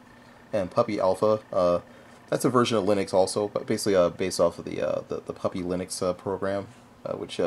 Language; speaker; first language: English; native; English